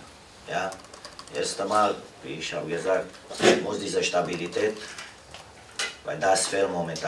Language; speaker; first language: German; non-native, fluent; Romanian